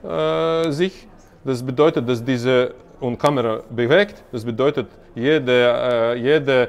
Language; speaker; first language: German; non-native, learner; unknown